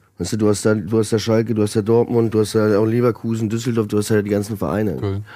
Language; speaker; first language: German; early bilingual, other home language; Croatian